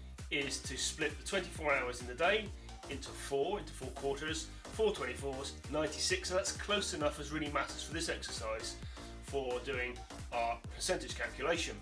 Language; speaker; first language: English; native; English